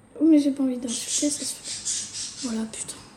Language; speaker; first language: French; native; French